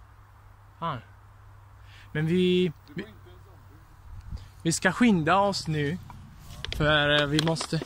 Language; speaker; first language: Swedish; non-native, fluent; Italian